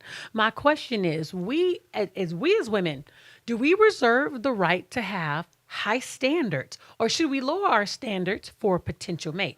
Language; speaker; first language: English; native; English